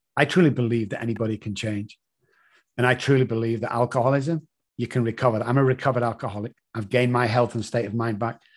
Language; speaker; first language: English; native; English